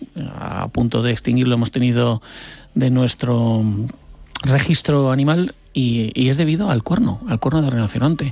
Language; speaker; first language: Spanish; native; Spanish